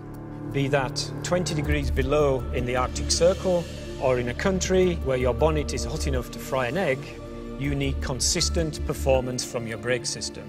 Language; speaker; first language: English; native; English